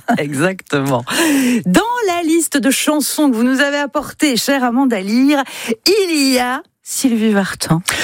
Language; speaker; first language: French; native; French